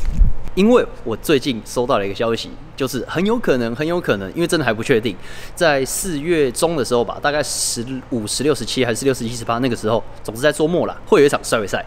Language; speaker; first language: Chinese; native; Chinese